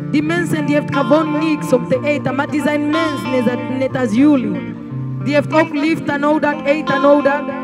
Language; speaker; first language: Dutch; non-native, learner; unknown